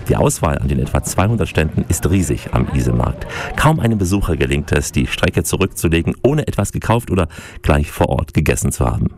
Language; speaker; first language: German; native; German